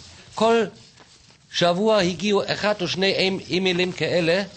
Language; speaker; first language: Hebrew; non-native, fluent; German